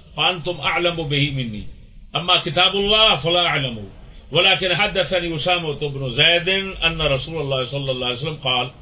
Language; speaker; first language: Arabic; non-native, fluent; Urdu